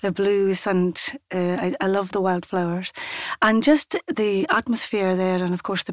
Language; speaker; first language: English; non-native, local second language; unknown